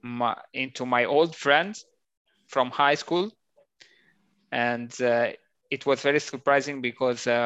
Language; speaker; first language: English; non-native, learner; Italian